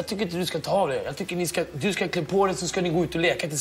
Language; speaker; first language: Swedish; native; Swedish